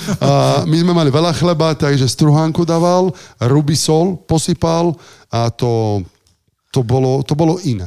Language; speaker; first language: Slovak; non-native, fluent; Italian